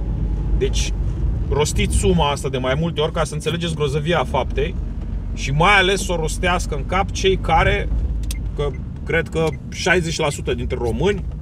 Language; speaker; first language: Romanian; native; Romanian